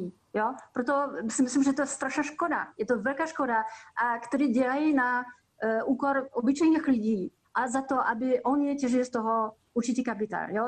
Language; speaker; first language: Czech; non-native, fluent; French